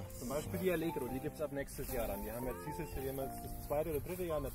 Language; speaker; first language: German; native; German